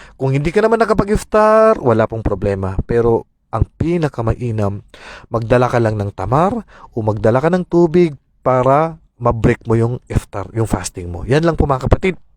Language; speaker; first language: Filipino; non-native, local second language; Maranao